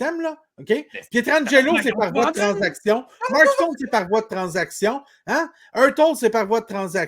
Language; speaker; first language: French; native; French